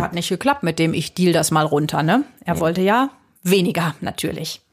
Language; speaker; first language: German; native; German